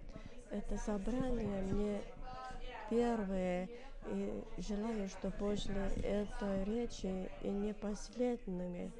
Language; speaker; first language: Russian; non-native, learner; Finnish